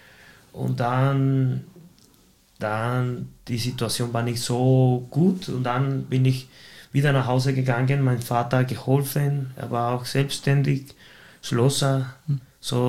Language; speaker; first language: German; non-native, fluent; Spanish